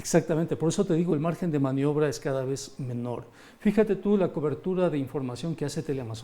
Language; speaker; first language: Spanish; native; Spanish